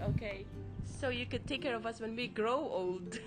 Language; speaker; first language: English; non-native, local second language; Iloko